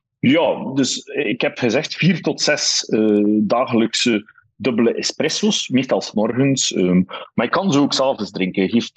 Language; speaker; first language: Dutch; native; Dutch